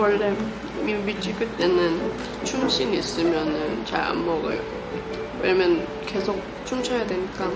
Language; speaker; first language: Korean; non-native, fluent; Thai